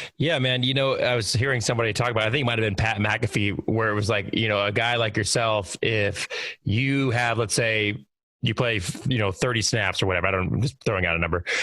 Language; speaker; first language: English; native; English